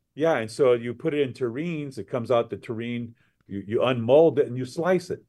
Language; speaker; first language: English; early bilingual, other home language; French